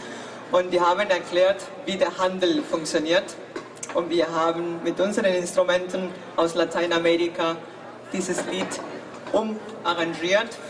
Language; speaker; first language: German; non-native, fluent; Spanish